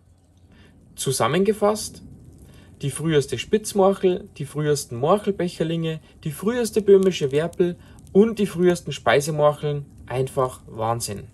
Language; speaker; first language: German; native; German